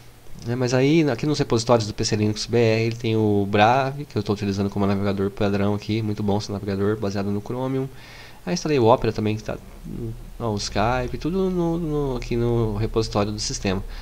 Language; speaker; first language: Portuguese; native; Portuguese